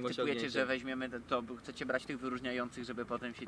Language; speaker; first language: Polish; native; Polish